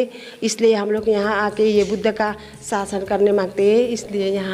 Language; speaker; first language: Hindi; non-native, learner; Burmese